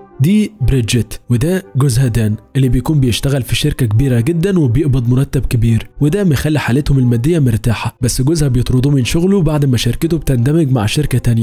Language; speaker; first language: Arabic; native; Arabic